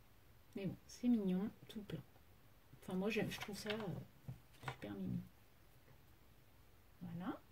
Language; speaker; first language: French; native; French